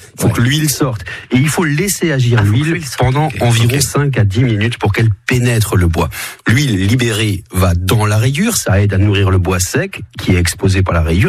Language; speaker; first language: French; native; French